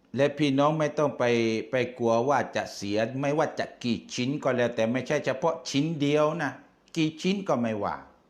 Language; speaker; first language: Thai; non-native, local second language; Malay